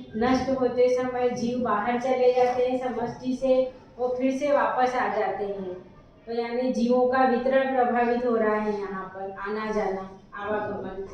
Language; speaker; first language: Hindi; native; Hindi